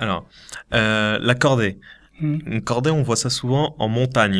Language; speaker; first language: French; native; French